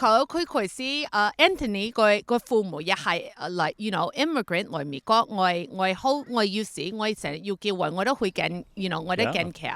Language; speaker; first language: Cantonese; early bilingual, heritage; Cantonese